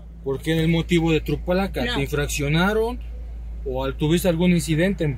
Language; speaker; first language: Spanish; native; Spanish